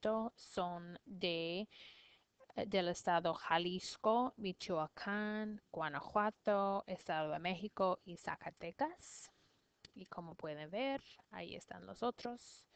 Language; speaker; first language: Spanish; non-native, learner; English